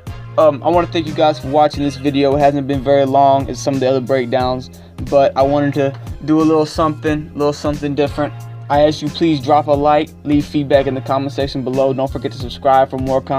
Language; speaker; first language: English; native; English